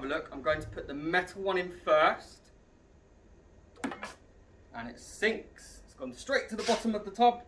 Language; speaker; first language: English; native; English